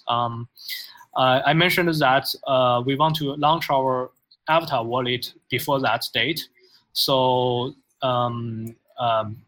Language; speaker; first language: English; non-native, fluent; Chinese